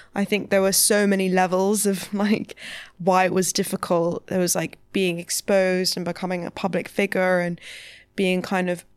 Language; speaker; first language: English; native; English